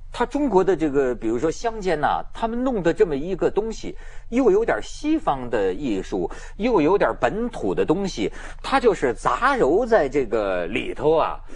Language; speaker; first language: Chinese; native; Chinese